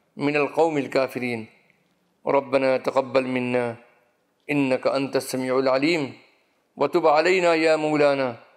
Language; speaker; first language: Urdu; native; Urdu